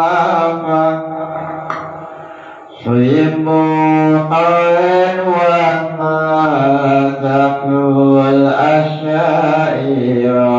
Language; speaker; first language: Arabic; non-native, fluent; Javanese